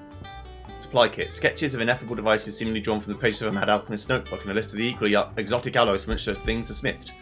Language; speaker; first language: English; native; English